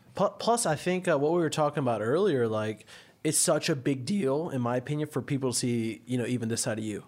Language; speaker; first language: English; native; English